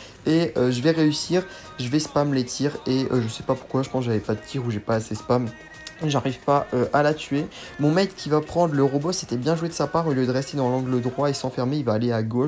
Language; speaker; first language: French; native; French